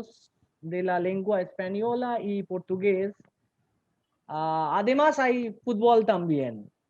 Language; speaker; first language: Spanish; non-native, learner; Bangla